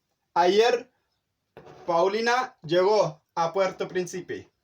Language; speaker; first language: Spanish; non-native, fluent; Haitian Creole